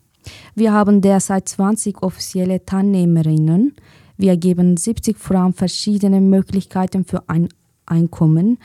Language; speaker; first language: German; non-native, fluent; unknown